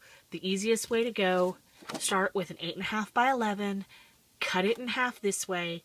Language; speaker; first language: English; native; English